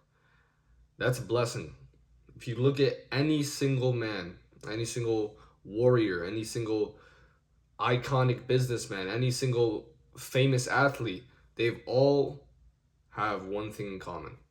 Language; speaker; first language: English; native; English